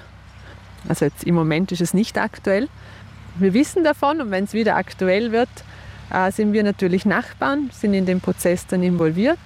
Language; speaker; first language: German; native; German